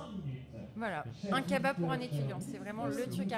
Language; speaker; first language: French; native; French